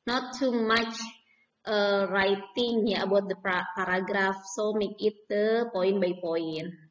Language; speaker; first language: English; non-native, learner; Indonesian